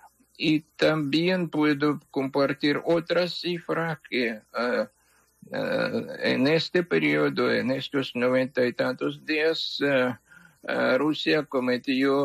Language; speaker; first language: Spanish; non-native, fluent; Ukrainian